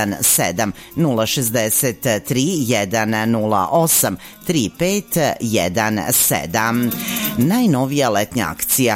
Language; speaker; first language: Serbian; native; Serbian